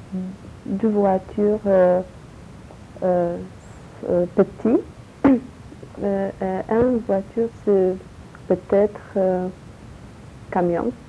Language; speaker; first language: French; non-native, learner; Polish